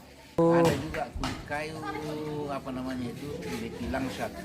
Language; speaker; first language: Indonesian; non-native, local second language; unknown